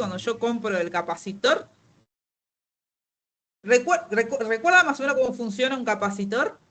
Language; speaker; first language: Spanish; native; Spanish